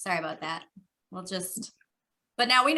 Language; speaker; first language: English; native; English